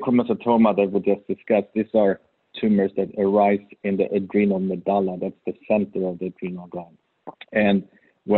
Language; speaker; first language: English; non-native, fluent; Swedish